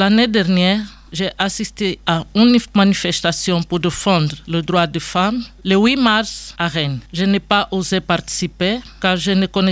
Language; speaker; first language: French; non-native, fluent; Portuguese